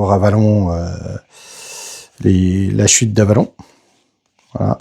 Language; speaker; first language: French; native; French